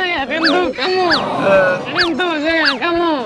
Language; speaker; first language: Indonesian; non-native, learner; Russian